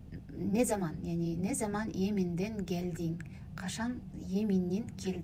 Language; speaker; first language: Turkish; non-native, learner; Kazakh